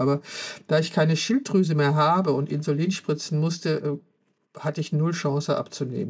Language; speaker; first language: German; native; German